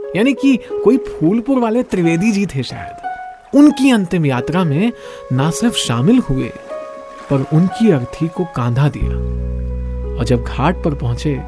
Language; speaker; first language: Hindi; native; Hindi